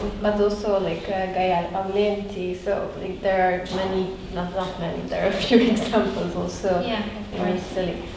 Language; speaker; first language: English; non-native, fluent; Hungarian